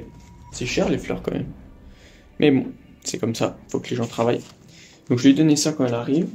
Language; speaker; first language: French; native; French